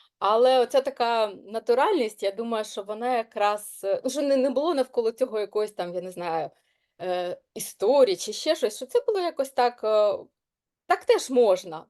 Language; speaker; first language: Ukrainian; non-native, local second language; Russian